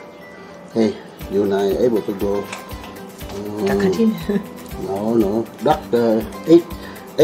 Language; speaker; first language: English; non-native, learner; Vietnamese